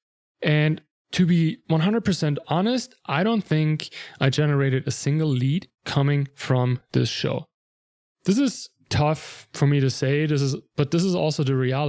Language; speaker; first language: English; non-native, fluent; German